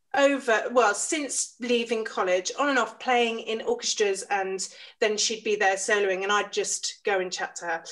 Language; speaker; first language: English; native; English